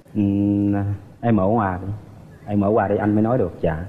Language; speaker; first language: Vietnamese; native; Vietnamese